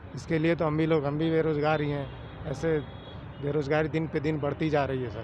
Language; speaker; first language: Hindi; native; Hindi